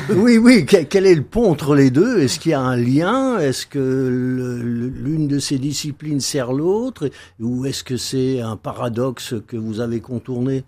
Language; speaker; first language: French; native; French